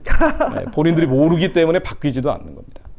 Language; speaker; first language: Korean; native; Korean